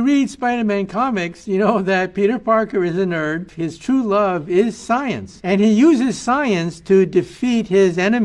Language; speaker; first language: English; native; English